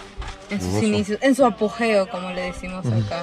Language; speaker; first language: Spanish; native; Spanish